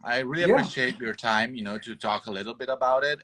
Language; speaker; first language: English; non-native, fluent; Italian